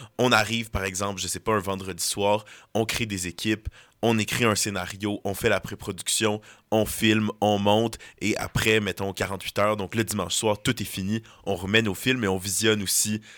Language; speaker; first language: French; native; French